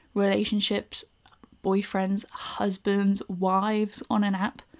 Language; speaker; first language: English; native; English